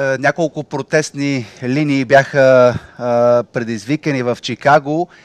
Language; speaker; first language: Bulgarian; native; Bulgarian